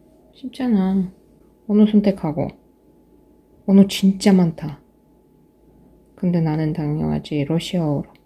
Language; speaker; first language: Korean; non-native, fluent; Russian